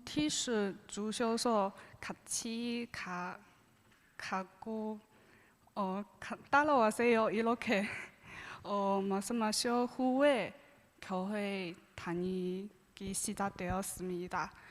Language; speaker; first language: Korean; non-native, learner; Chinese